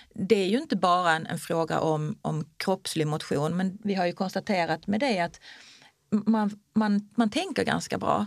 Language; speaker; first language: Swedish; native; Swedish